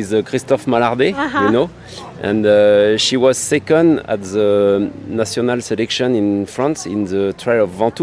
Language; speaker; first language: English; non-native, learner; French